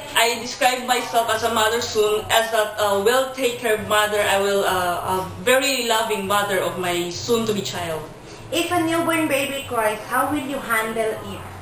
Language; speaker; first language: English; non-native, local second language; Cebuano